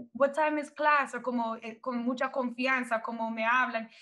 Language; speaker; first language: Spanish; non-native, fluent; English